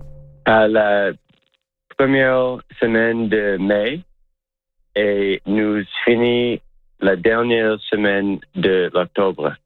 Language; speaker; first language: French; non-native, local second language; English